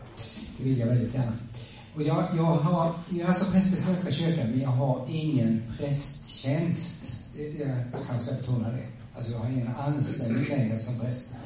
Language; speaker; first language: Swedish; native; Swedish